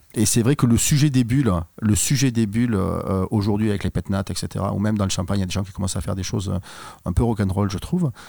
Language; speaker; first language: French; native; French